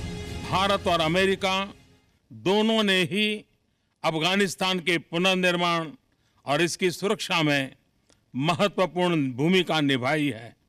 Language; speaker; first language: Hindi; native; Hindi